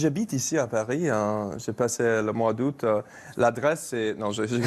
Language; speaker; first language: French; non-native, learner; English